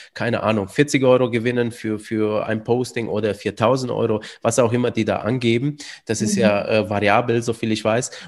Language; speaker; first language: German; early bilingual, other home language; Romanian